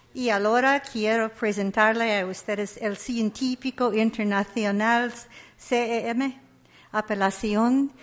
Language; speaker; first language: Spanish; non-native, learner; English